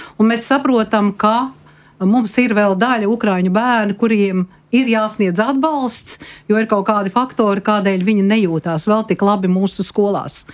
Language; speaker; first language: Latvian; native; Latvian